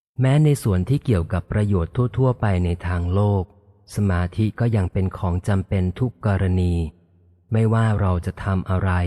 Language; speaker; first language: Thai; native; Thai